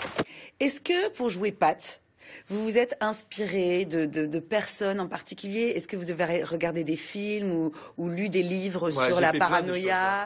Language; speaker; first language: French; native; French